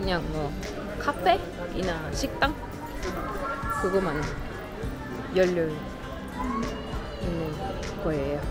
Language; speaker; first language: Korean; non-native, learner; German